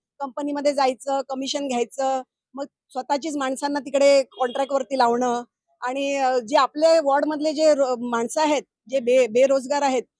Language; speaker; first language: Marathi; native; Marathi